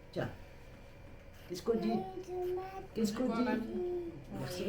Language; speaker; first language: French; native; French